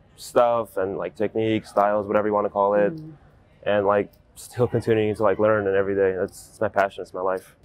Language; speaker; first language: English; native; English